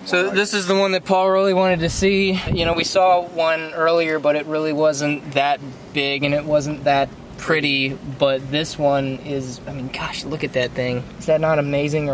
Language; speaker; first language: English; native; English